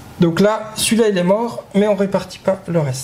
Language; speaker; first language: French; native; French